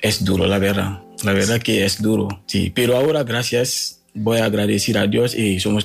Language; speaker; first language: Spanish; non-native, learner; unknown